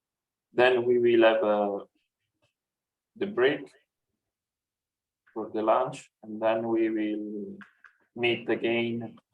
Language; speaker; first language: English; non-native, fluent; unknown